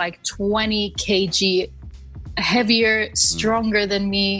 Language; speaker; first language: English; native; English